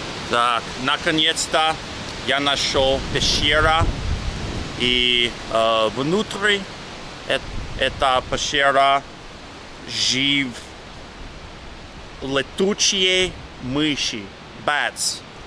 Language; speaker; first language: Russian; non-native, learner; English